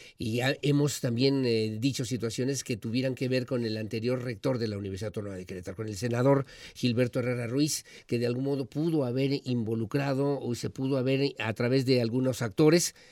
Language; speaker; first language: Spanish; native; Spanish